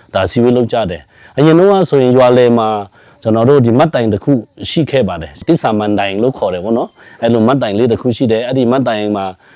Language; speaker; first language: Burmese; non-native, local second language; Pa'o Karen